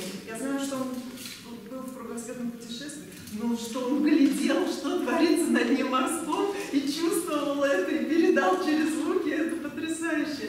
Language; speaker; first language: Russian; native; Russian